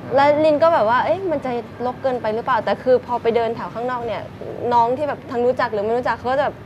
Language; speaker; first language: Thai; early bilingual, other home language; English